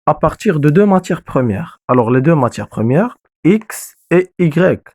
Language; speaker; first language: French; non-native, local second language; Arabic